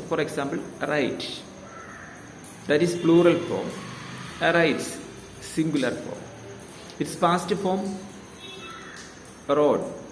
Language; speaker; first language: English; non-native, local second language; Malayalam